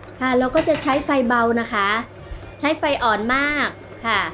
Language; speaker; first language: Thai; native; Thai